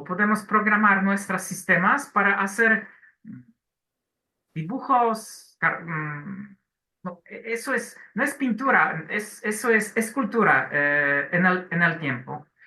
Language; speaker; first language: Spanish; non-native, learner; Polish